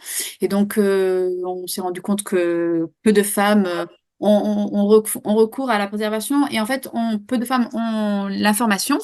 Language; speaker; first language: French; native; French